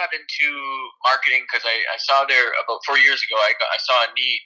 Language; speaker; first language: English; native; English